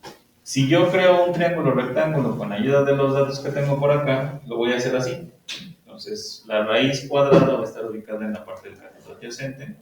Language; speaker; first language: Spanish; native; Spanish